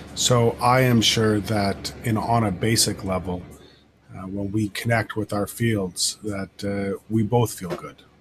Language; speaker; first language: English; native; English